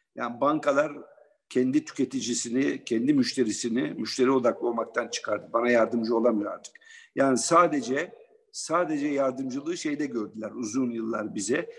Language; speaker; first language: Turkish; native; Turkish